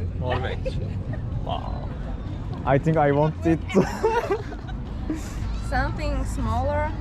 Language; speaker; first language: English; non-native, learner; Turkish